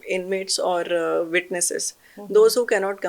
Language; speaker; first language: English; non-native, local second language; Punjabi